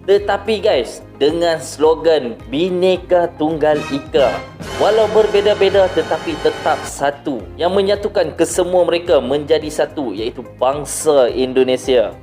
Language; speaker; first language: Malay; native; Malay